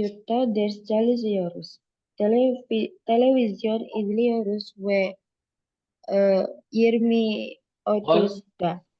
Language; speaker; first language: Turkish; non-native, learner; Indonesian